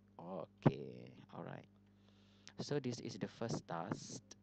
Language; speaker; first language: English; non-native, local second language; Malay